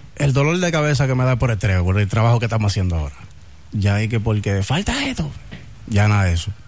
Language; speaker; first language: Spanish; native; Spanish